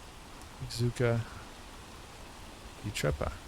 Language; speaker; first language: German; non-native, learner; English